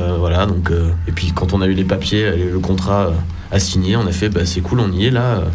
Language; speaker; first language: French; native; French